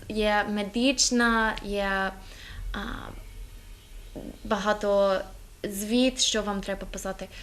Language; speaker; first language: Ukrainian; non-native, learner; English